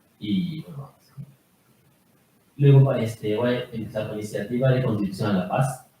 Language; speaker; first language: Spanish; non-native, learner; Japanese